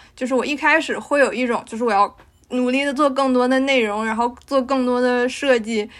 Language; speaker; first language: Chinese; native; Chinese